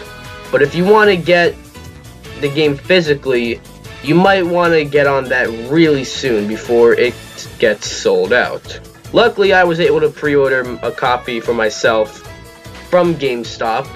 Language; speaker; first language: English; native; English